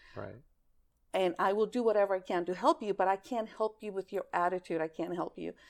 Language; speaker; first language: English; early bilingual, other home language; Greek